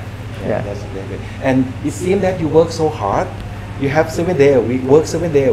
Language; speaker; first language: English; non-native, fluent; Thai